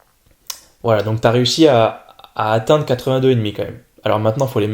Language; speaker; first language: French; native; French